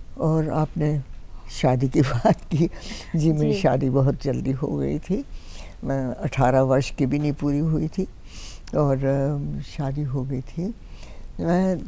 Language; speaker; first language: Hindi; native; Hindi